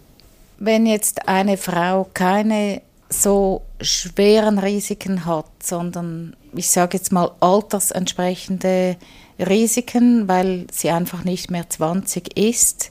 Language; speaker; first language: German; native; German